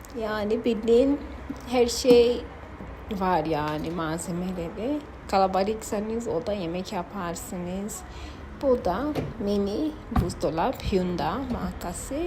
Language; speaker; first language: Turkish; non-native, fluent; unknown